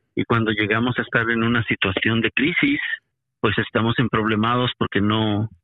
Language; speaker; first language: Spanish; native; Spanish